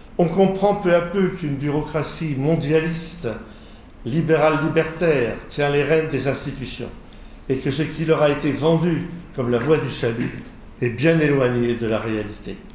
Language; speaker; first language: French; native; French